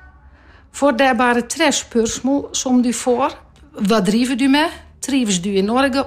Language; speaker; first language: Norwegian; non-native, fluent; Dutch